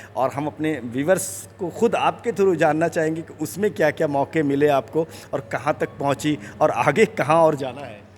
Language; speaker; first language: Hindi; native; Hindi